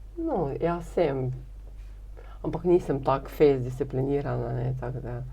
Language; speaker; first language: Slovenian; non-native, fluent; Ukrainian